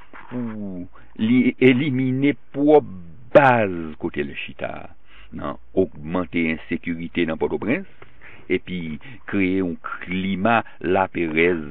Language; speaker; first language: French; non-native, local second language; Haitian Creole